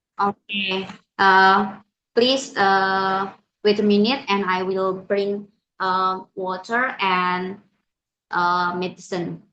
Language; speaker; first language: English; non-native, learner; Indonesian